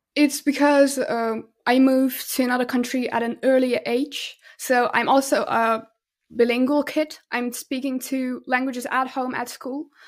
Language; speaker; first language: English; non-native, fluent; Russian